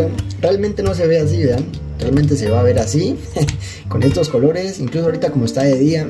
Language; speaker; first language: Spanish; native; Spanish